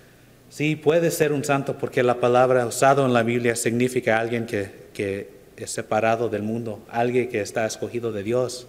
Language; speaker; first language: Spanish; non-native, fluent; English